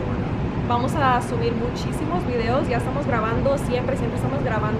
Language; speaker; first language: Spanish; native; Spanish